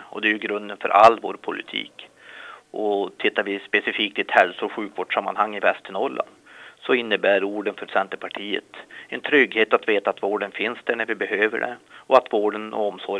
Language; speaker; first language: Swedish; native; Swedish